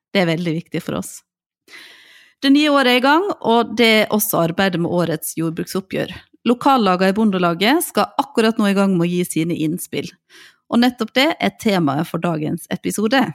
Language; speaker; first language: Norwegian; native; Norwegian